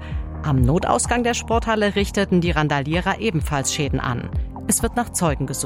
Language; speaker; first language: German; native; German